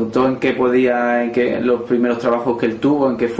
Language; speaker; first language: Spanish; native; Spanish